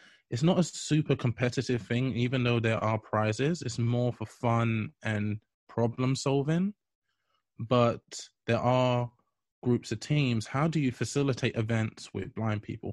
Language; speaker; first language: English; native; English